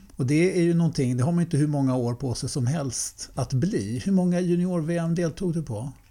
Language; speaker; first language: Swedish; native; Swedish